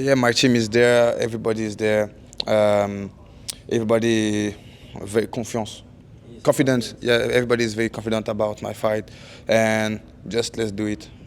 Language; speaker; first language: English; non-native, learner; French